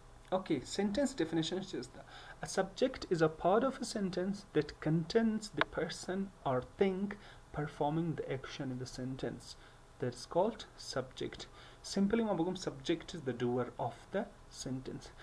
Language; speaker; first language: English; non-native, learner; Hazaragi